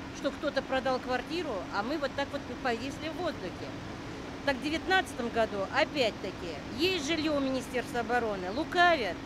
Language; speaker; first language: Russian; native; Russian